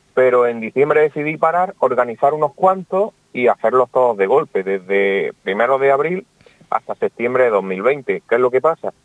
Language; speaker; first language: Spanish; native; Spanish